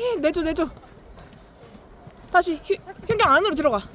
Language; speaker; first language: Korean; native; Korean